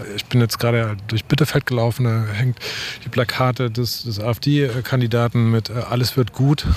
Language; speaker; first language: German; native; German